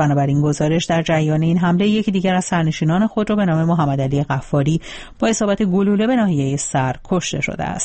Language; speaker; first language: Persian; native; Persian